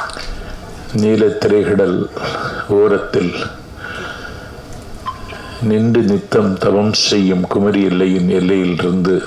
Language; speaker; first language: Tamil; native; Tamil